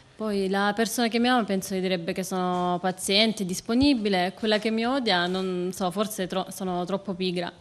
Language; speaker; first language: Italian; native; Italian